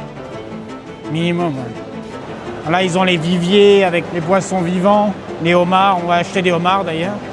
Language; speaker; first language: French; native; French